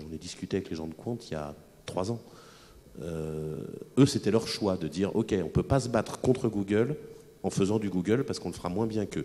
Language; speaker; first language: French; native; French